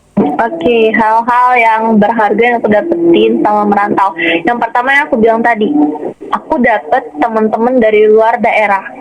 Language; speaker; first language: Indonesian; native; Indonesian